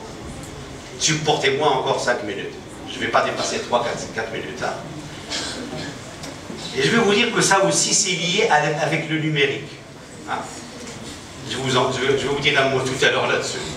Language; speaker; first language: French; non-native, local second language; Arabic